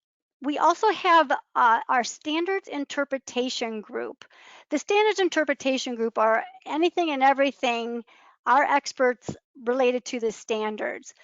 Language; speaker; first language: English; native; English